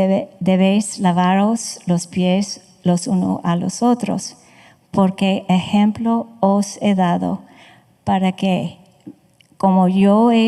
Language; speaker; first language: Spanish; non-native, fluent; English